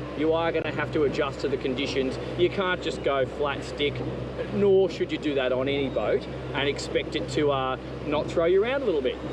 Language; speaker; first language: English; native; English